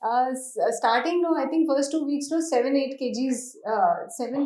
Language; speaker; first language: Telugu; non-native, local second language; Hindi